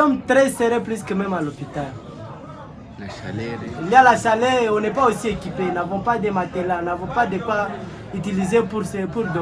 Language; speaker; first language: French; non-native, local second language; Swahili